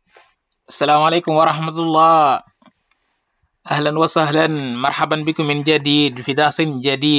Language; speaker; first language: Arabic; non-native, fluent; Wolof